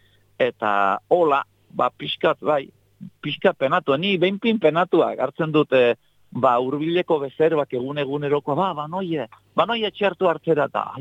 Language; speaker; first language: Basque; native; Basque